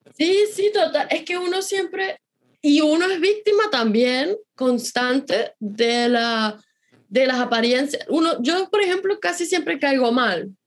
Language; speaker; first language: Spanish; native; Spanish